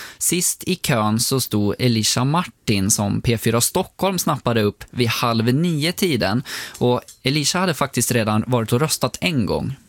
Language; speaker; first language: Swedish; native; Swedish